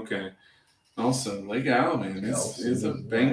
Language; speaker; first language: Portuguese; non-native, learner; English